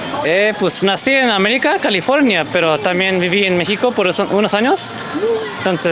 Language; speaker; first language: Spanish; early bilingual, heritage; Spanish